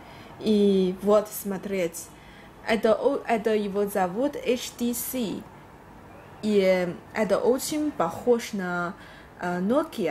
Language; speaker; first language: Russian; non-native, learner; Chinese